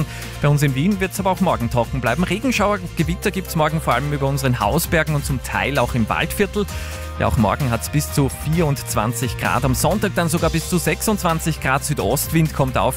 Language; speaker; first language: German; native; German